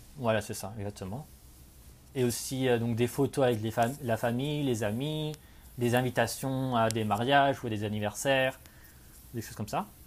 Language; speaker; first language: French; native; French